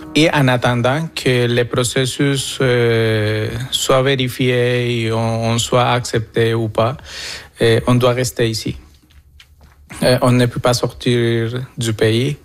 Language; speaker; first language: French; non-native, fluent; Spanish